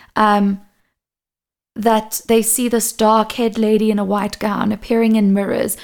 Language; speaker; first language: English; non-native, local second language; Portuguese